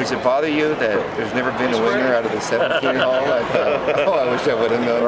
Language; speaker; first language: English; native; English